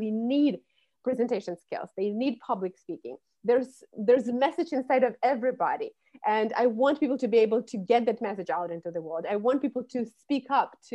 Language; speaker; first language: English; non-native, fluent; Russian